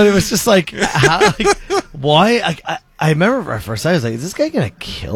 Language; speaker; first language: English; native; English